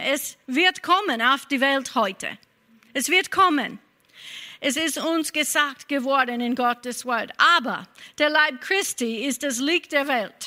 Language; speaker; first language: German; non-native, fluent; English